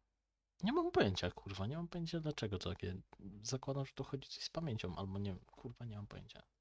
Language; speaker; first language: Polish; native; Polish